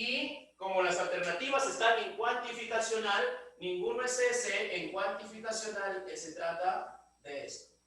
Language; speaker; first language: Spanish; native; Spanish